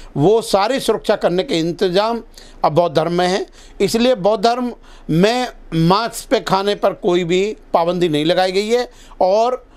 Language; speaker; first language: Hindi; native; Hindi